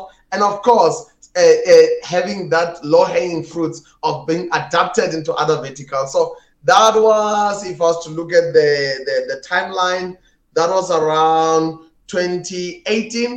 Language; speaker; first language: English; non-native, local second language; Tswana